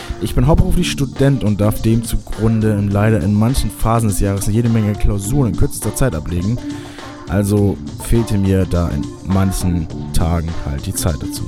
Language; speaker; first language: German; native; German